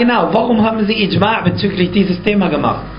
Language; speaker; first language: German; non-native, fluent; Arabic